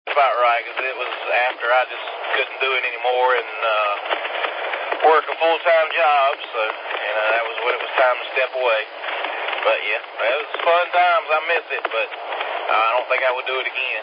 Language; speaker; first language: English; native; English